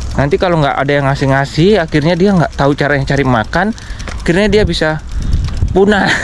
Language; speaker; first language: Indonesian; native; Indonesian